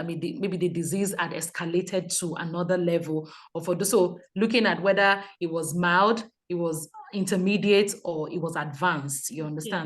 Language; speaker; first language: English; non-native, local second language; Yoruba